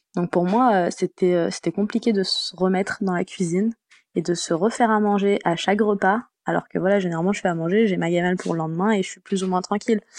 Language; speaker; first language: French; native; French